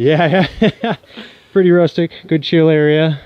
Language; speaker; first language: English; native; English